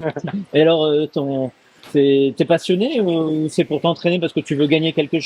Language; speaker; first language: French; native; French